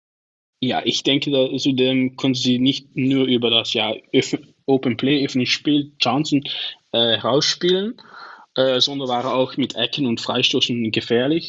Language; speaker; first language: German; non-native, learner; Dutch